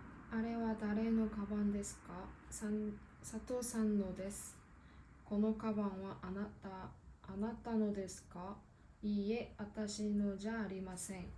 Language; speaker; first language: Japanese; non-native, learner; Korean